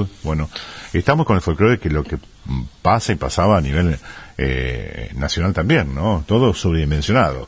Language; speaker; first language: Spanish; native; Spanish